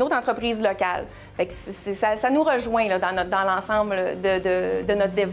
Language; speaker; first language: French; native; French